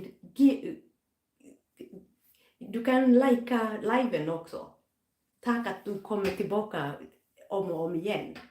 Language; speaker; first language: Swedish; non-native, fluent; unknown